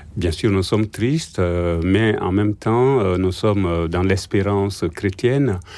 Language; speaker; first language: French; non-native, local second language; Bambara